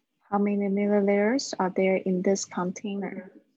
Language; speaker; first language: English; non-native, fluent; Chinese